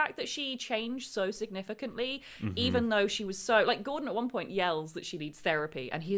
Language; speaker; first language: English; native; English